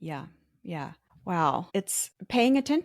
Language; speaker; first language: English; native; English